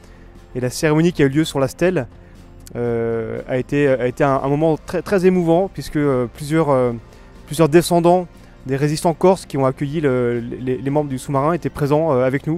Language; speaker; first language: French; native; French